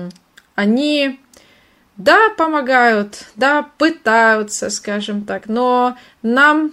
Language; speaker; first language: Russian; non-native, fluent; Hungarian